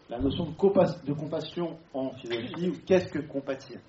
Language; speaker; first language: French; native; French